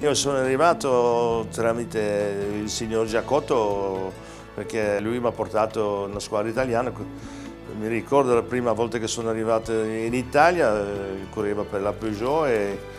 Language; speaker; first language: Italian; non-native, fluent; Dutch